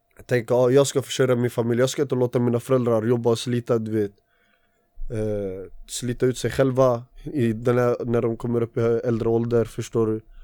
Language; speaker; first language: Swedish; early bilingual, other home language; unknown